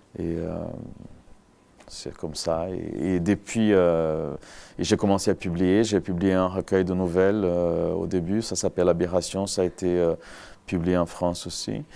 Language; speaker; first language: French; non-native, fluent; Portuguese